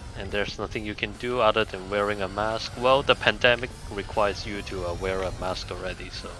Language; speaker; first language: English; non-native, local second language; Cantonese